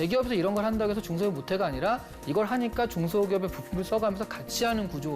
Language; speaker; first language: Korean; native; Korean